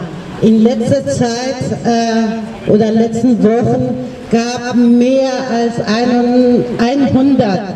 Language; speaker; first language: German; non-native, learner; Persian